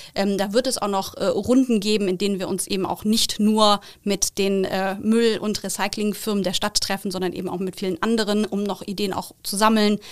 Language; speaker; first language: German; native; German